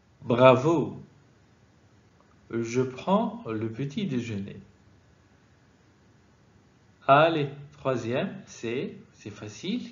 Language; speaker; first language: French; non-native, fluent; Arabic